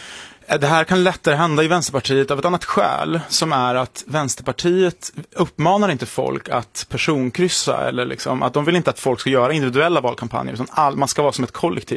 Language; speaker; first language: Swedish; native; Swedish